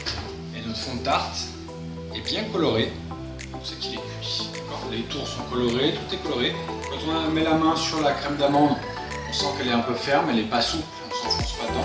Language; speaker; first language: French; native; French